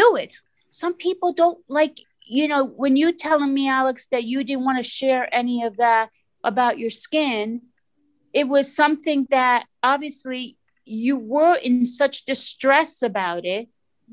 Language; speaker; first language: English; early bilingual, other home language; Italian